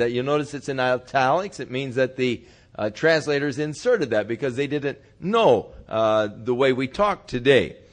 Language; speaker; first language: English; native; English